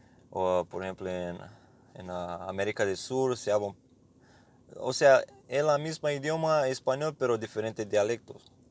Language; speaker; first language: Spanish; non-native, learner; English